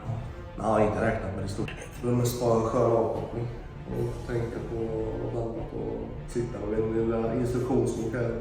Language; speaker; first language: Swedish; native; Swedish